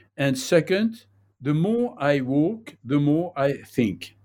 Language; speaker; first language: English; non-native, fluent; French